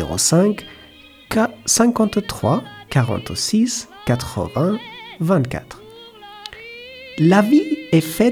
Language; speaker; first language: French; non-native, learner; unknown